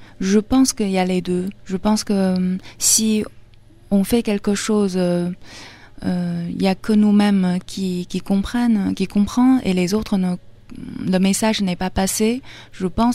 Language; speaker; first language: French; non-native, fluent; Chinese